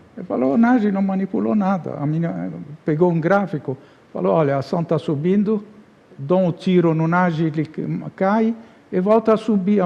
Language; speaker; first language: Portuguese; non-native, fluent; Arabic